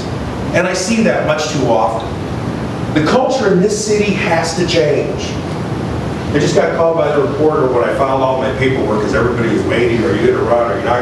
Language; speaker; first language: English; native; English